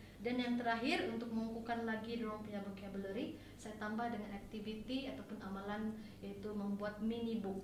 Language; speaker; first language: Malay; native; Malay